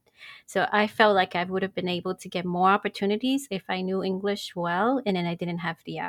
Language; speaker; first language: English; early bilingual, other home language; Spanish